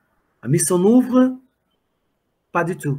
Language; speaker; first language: French; non-native, fluent; Portuguese